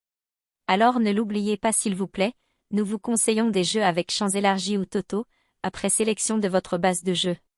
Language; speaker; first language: French; native; French